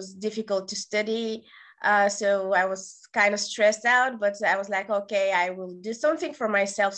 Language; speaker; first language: English; non-native, fluent; Bulgarian